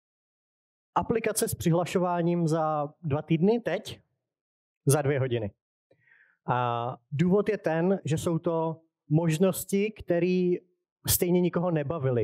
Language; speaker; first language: Czech; native; Czech